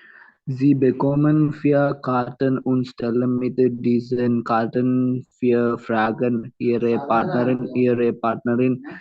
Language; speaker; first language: German; non-native, learner; Malayalam